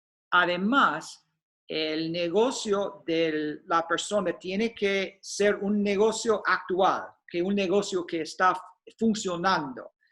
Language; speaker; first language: Spanish; non-native, fluent; English